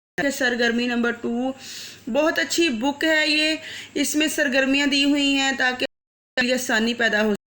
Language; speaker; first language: Urdu; native; Urdu